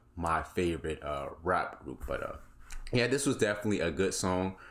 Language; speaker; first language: English; native; English